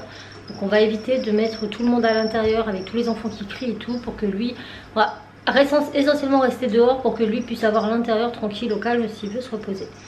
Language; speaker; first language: French; native; French